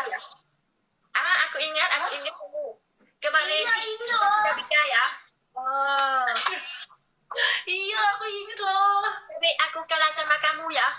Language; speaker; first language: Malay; non-native, learner; Vietnamese